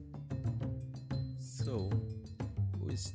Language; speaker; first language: English; non-native, local second language; Yoruba